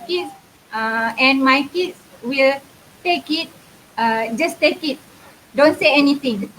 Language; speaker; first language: English; non-native, local second language; Malay